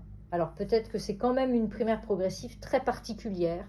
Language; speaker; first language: French; native; French